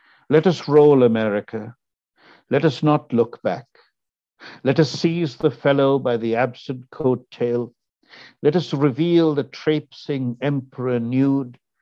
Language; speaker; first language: English; non-native, local second language; Tamil